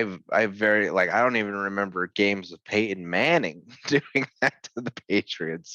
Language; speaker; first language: English; native; English